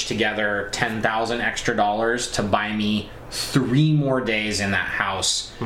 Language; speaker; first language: English; native; English